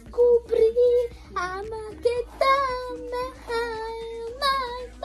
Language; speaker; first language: Spanish; early bilingual, heritage; Spanish